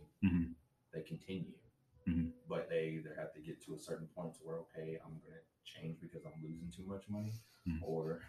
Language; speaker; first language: English; native; English